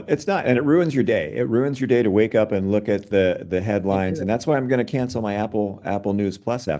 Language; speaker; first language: English; native; English